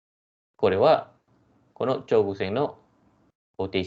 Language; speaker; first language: Japanese; non-native, fluent; Malay